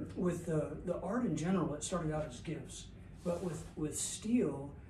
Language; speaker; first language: English; native; English